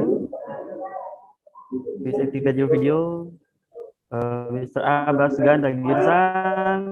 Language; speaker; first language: English; non-native, fluent; Indonesian